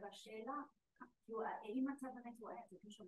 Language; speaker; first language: Hebrew; native; Hebrew